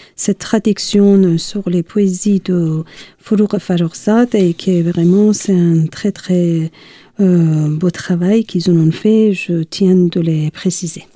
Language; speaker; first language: French; non-native, fluent; Persian